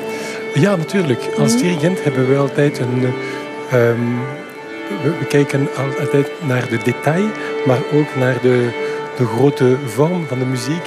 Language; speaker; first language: Dutch; non-native, local second language; French